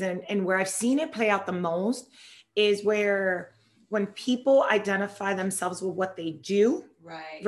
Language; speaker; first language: English; non-native, fluent; Spanish